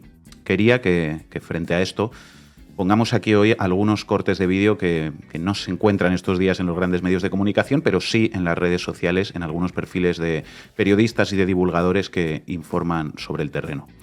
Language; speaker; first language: Spanish; native; Spanish